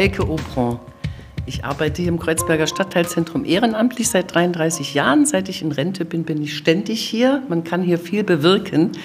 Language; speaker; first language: German; native; German